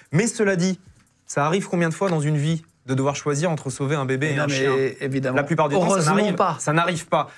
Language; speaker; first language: French; native; French